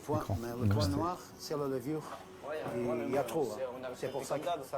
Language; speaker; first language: French; non-native, fluent; Portuguese